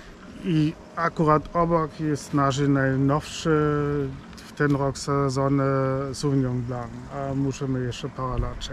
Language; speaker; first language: Polish; non-native, fluent; German